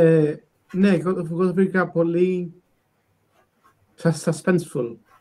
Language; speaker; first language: Greek; early bilingual, other home language; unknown